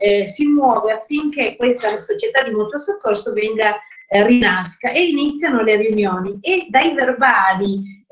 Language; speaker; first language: Italian; native; Italian